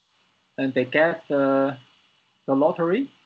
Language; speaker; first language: English; non-native, learner; Chinese